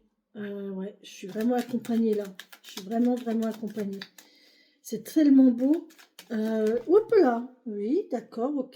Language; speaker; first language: French; native; French